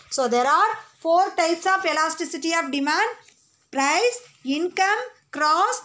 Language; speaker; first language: English; non-native, local second language; Tamil